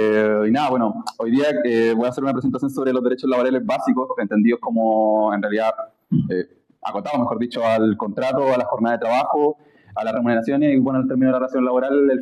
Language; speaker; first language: Spanish; native; Spanish